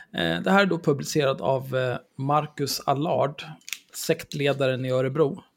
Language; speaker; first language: Swedish; native; Swedish